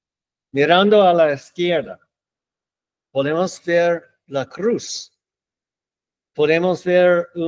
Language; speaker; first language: Spanish; non-native, learner; English